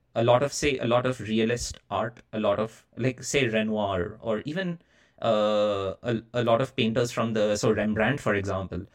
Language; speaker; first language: English; non-native, local second language; Bangla